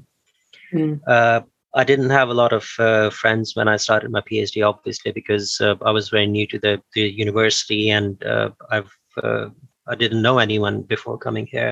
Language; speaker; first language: English; non-native, local second language; Urdu